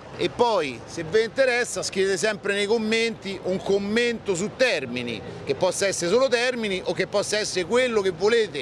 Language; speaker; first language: Italian; native; Italian